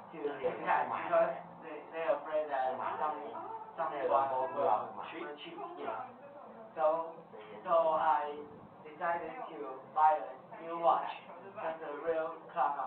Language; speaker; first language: English; non-native, learner; Chinese